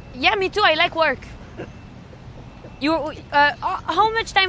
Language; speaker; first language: English; non-native, learner; French